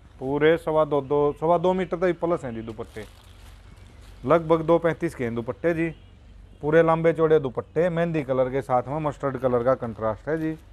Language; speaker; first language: Hindi; native; Hindi